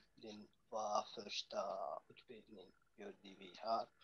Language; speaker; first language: Swedish; non-native, learner; Arabic